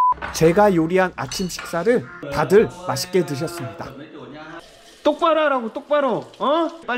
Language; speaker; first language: Korean; native; Korean